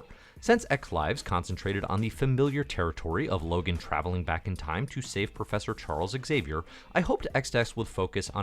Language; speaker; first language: English; native; English